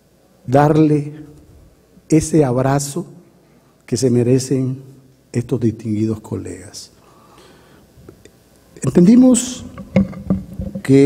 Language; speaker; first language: Spanish; native; Spanish